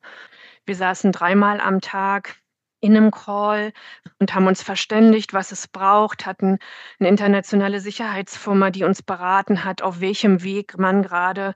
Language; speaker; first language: German; native; German